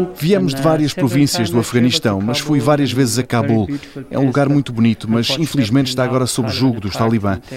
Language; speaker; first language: Portuguese; non-native, fluent; Persian